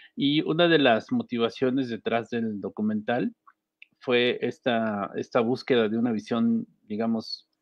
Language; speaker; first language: Spanish; native; Spanish